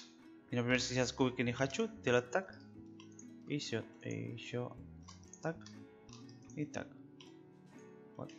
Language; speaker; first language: Russian; non-native, learner; Spanish